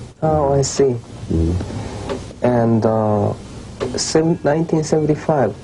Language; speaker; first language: English; non-native, learner; Japanese